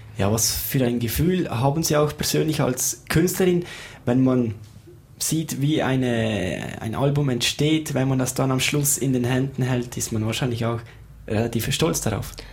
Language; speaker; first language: German; native; German